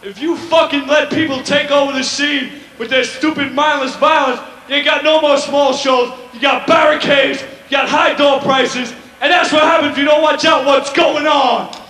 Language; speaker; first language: English; native; English